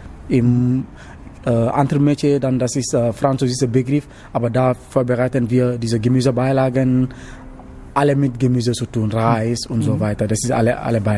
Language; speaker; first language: German; non-native, learner; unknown